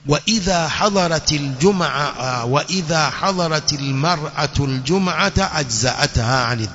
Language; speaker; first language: Arabic; non-native, fluent; Swahili